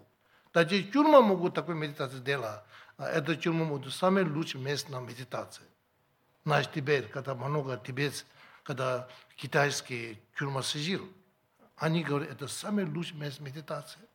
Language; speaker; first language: Russian; non-native, learner; Tibetan